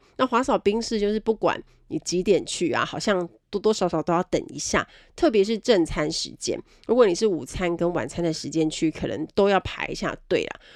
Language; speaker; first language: Chinese; native; Chinese